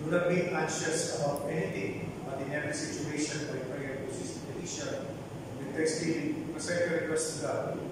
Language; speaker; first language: English; non-native, local second language; Filipino